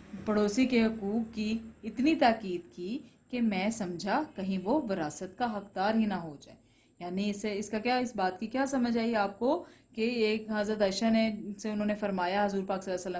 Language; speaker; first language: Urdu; non-native, local second language; Punjabi